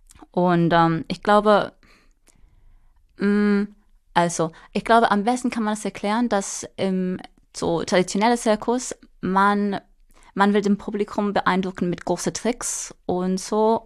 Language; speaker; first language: German; non-native, fluent; English